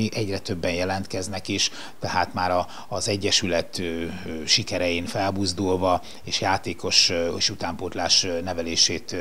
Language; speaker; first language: Hungarian; native; Hungarian